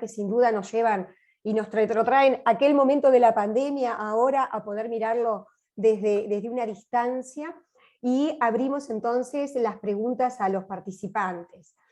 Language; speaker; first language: Spanish; native; Spanish